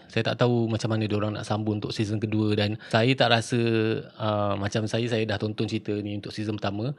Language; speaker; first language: Malay; native; Malay